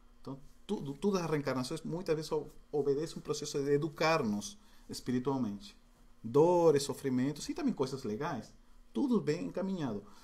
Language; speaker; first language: Portuguese; non-native, fluent; Spanish